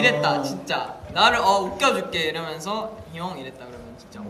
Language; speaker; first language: Korean; native; Korean